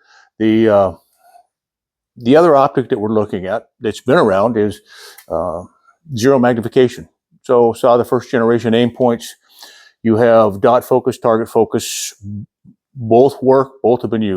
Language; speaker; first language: English; native; English